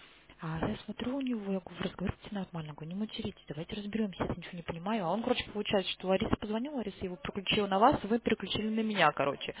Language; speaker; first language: Russian; native; Russian